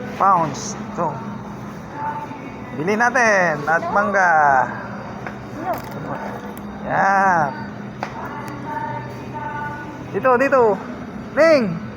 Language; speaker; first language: Filipino; native; Filipino